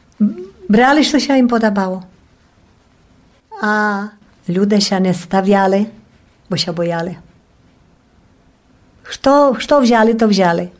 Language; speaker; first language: Polish; non-native, local second language; Rusyn